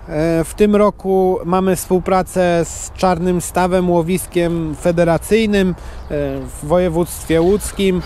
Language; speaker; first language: Polish; native; Polish